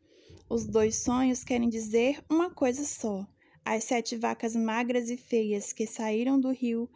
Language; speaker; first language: Portuguese; native; Portuguese